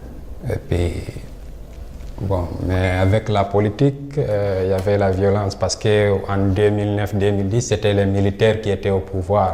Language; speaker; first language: French; non-native, local second language; Fula